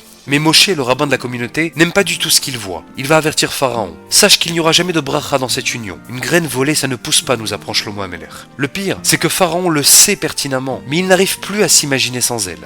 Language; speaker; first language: French; native; French